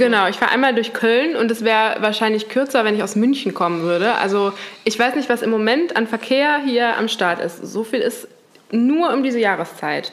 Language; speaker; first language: German; native; German